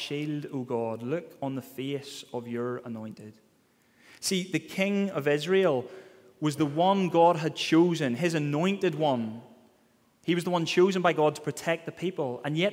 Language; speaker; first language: English; native; English